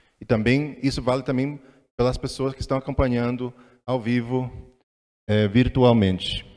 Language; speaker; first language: Portuguese; non-native, fluent; English